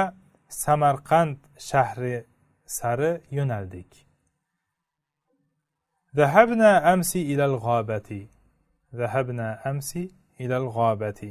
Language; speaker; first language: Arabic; non-native, fluent; Uzbek